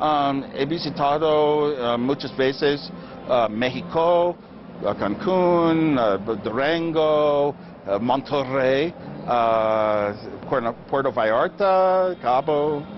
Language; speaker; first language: Spanish; non-native, learner; English